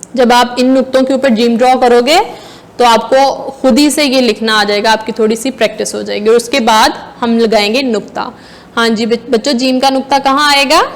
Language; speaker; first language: Hindi; non-native, local second language; Punjabi